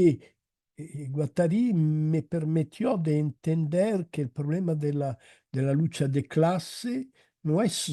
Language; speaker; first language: Spanish; non-native, fluent; Italian